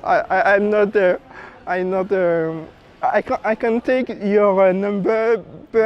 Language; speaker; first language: English; non-native, learner; French